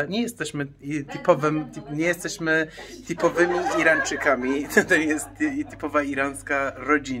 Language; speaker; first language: Polish; non-native, fluent; Persian